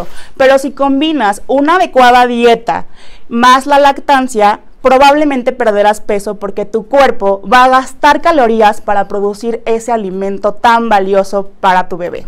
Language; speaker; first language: Spanish; native; Spanish